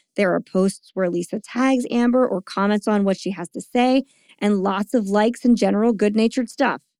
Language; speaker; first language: English; native; English